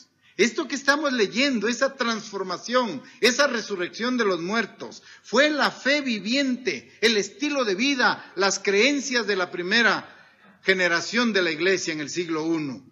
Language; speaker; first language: Spanish; native; Spanish